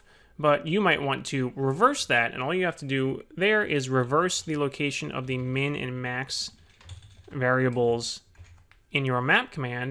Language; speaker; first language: English; native; English